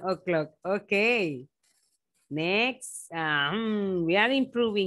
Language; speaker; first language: English; non-native, fluent; Spanish